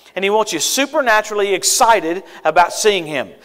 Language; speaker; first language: English; native; English